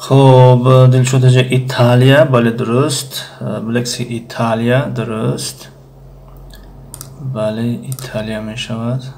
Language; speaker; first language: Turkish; non-native, fluent; Tajik